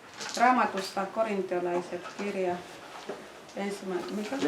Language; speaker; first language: Finnish; non-native, fluent; Swahili